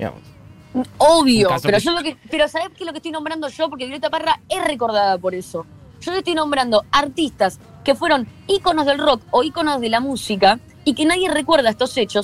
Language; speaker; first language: Spanish; native; Spanish